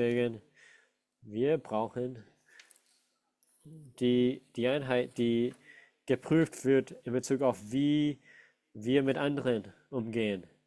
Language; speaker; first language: German; non-native, fluent; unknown